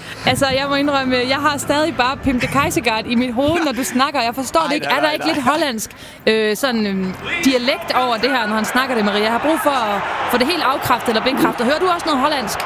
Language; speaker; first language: Danish; native; Danish